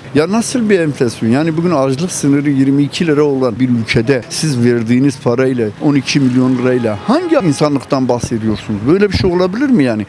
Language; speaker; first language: Turkish; native; Turkish